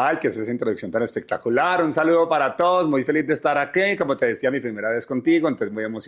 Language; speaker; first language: Spanish; native; Spanish